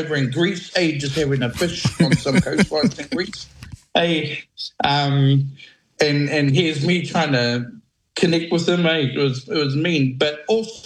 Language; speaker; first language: English; native; English